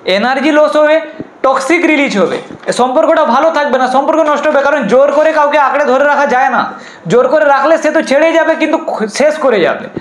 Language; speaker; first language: Bangla; non-native, local second language; Hindi